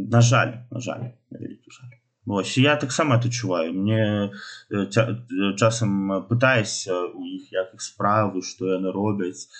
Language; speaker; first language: Belarusian; non-native, local second language; Russian